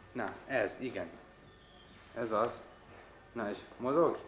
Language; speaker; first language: Hungarian; non-native, fluent; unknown